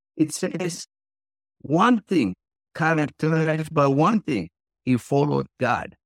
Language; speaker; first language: English; non-native, fluent; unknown